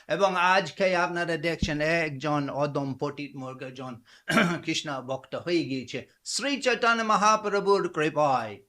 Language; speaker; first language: Bangla; non-native, fluent; English